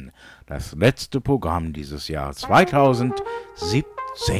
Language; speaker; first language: German; early bilingual, heritage; English